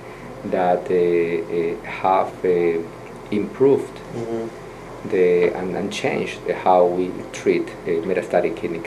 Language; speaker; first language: English; non-native, fluent; Spanish